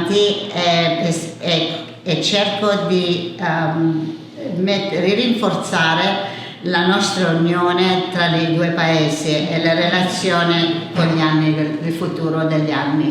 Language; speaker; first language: Italian; early bilingual, heritage; English